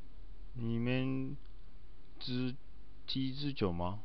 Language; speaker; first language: Chinese; non-native, learner; Japanese